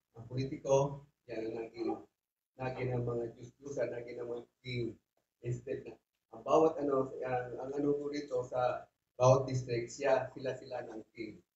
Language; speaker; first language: Filipino; non-native, local second language; Bikol